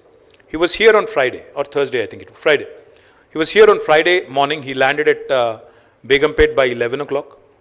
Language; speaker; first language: English; non-native, local second language; Telugu